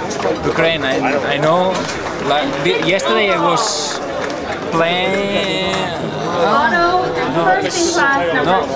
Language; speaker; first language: English; non-native, learner; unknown